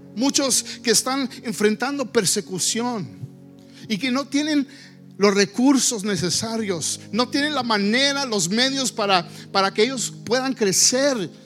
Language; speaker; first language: Spanish; early bilingual, heritage; Spanish